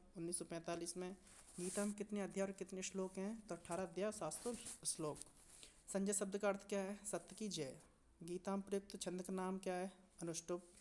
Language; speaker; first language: Hindi; native; Hindi